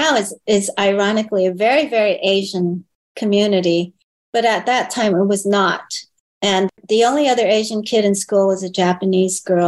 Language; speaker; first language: English; early bilingual, other home language; Chinese